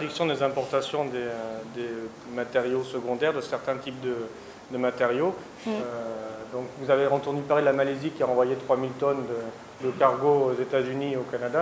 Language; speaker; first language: French; native; French